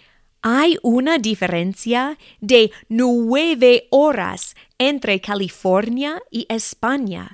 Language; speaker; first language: Spanish; non-native, fluent; English